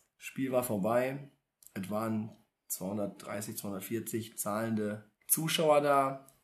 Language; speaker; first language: German; native; German